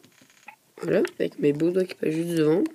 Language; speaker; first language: French; native; French